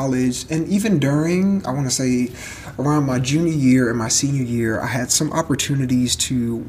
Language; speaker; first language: English; native; English